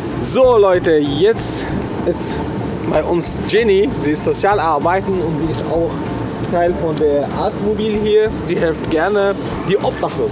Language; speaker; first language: German; non-native, fluent; Arabic